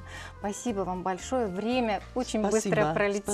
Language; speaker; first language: Russian; native; Russian